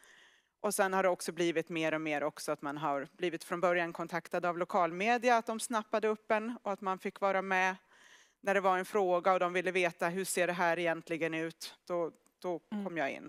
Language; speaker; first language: Swedish; native; Swedish